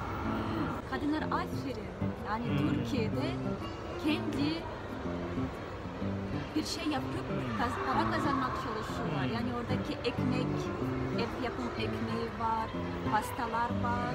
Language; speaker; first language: Turkish; non-native, learner; Russian